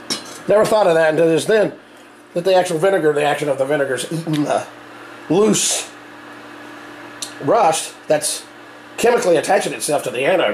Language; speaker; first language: English; native; English